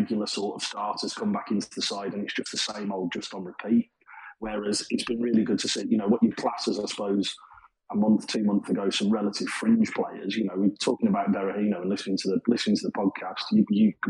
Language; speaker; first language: English; native; English